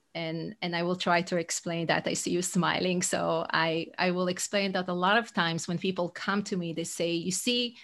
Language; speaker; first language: English; non-native, fluent; Hebrew